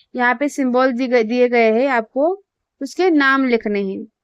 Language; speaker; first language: Hindi; non-native, local second language; Marathi